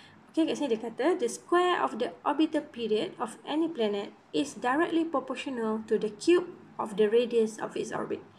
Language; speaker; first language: English; non-native, local second language; Malay